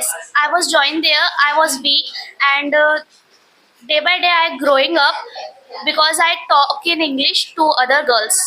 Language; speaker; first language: English; non-native, learner; Hindi